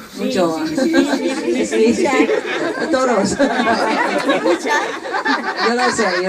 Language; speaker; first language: Spanish; non-native, learner; Vietnamese